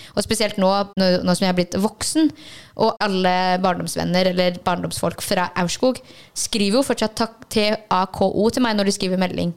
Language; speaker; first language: Norwegian; early bilingual, other home language; Hakha Chin